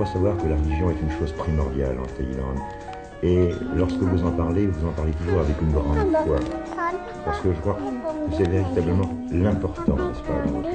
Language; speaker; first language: French; native; French